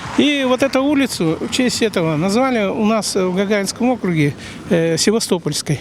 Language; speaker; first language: Russian; native; Russian